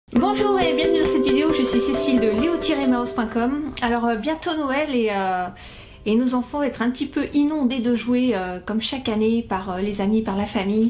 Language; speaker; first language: French; native; French